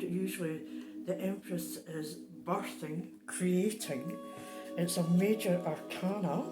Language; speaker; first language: English; native; English